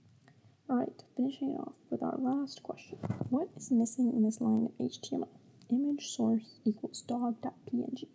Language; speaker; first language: English; native; English